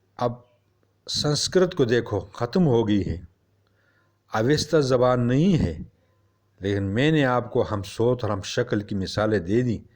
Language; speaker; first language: Urdu; non-native, local second language; Pashto